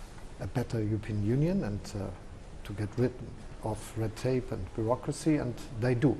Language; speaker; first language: English; non-native, fluent; German